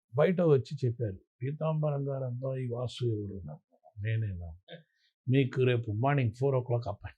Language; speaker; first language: Telugu; non-native, learner; Tamil